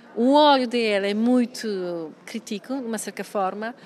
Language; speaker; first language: Portuguese; non-native, fluent; Polish